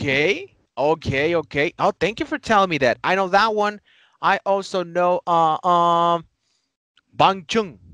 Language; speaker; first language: English; non-native, fluent; Spanish